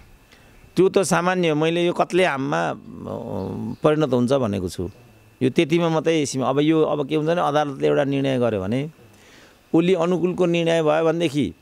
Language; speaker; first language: Nepali; native; Nepali